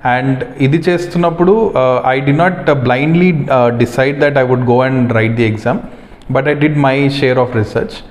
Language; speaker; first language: English; non-native, local second language; Telugu